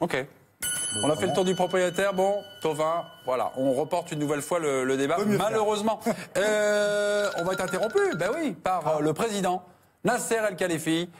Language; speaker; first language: French; native; French